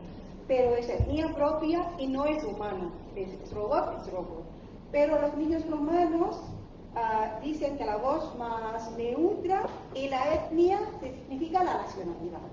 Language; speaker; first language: Spanish; non-native, learner; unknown